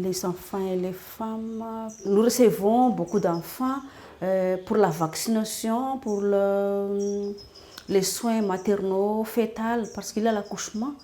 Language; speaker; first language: French; non-native, local second language; Malagasy